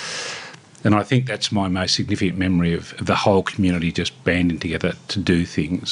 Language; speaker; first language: English; native; English